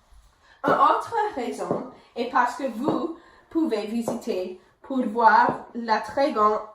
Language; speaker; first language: French; non-native, learner; English